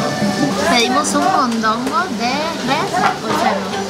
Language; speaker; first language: Spanish; native; Spanish